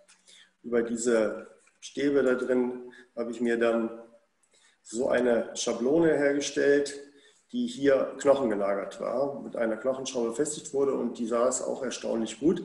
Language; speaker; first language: German; native; German